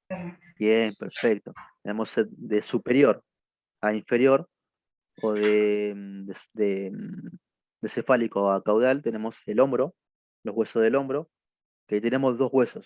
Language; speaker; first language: Spanish; native; Spanish